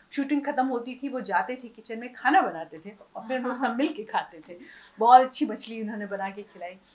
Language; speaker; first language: Hindi; native; Hindi